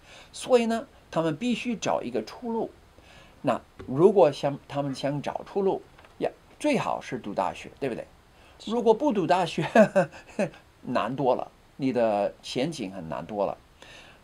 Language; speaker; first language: Chinese; non-native, fluent; English